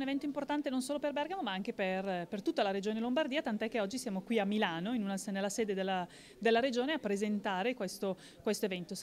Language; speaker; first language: Italian; native; Italian